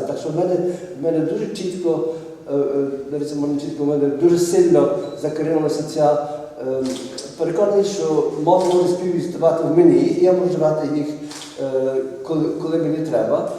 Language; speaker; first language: Ukrainian; early bilingual, heritage; Ukrainian